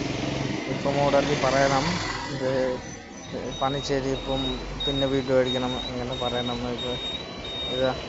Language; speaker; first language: Malayalam; non-native, learner; Bangla